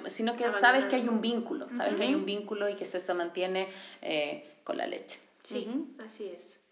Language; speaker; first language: Spanish; native; Spanish